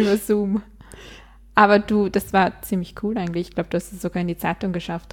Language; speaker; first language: German; native; German